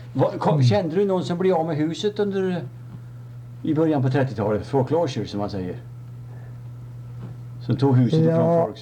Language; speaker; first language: Swedish; native; Swedish